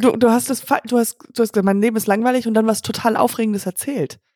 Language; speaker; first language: German; native; German